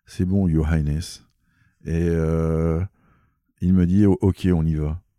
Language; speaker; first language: French; native; French